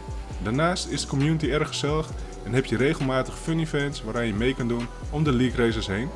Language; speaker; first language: Dutch; native; Dutch